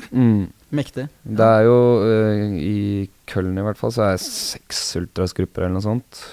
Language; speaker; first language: Norwegian; native; Norwegian